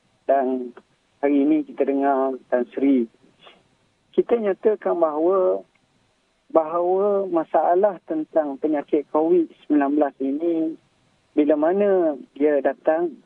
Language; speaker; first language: Malay; native; Malay